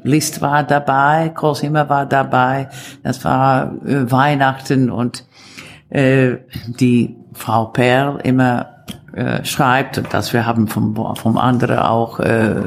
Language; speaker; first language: German; non-native, fluent; Italian